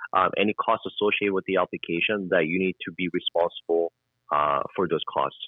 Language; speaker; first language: English; non-native, fluent; Korean